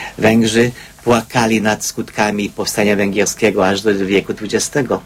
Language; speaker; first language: Polish; non-native, fluent; Hungarian